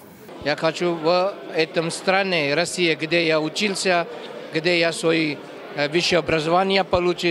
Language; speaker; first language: Russian; non-native, learner; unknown